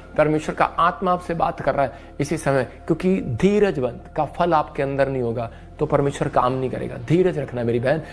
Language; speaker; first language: Hindi; non-native, local second language; Punjabi